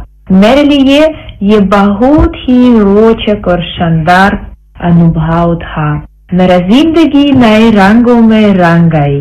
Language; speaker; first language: Hindi; non-native, fluent; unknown